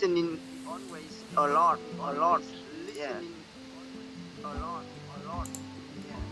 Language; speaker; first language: English; non-native, learner; Vietnamese